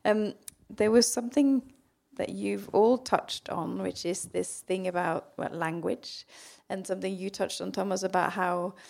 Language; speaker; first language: English; non-native, fluent; Norwegian